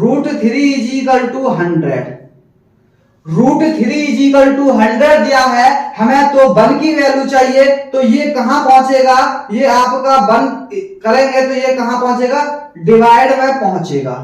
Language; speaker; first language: Hindi; native; Hindi